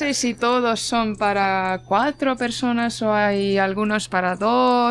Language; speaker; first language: Spanish; non-native, fluent; Estonian